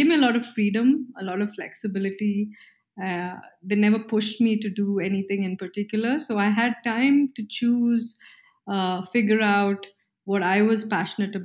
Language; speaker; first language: English; non-native, local second language; Kannada